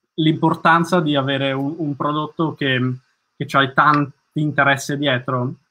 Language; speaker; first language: Italian; early bilingual, heritage; Italian